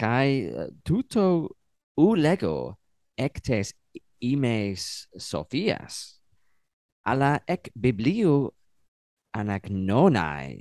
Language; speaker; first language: Greek; non-native, learner; English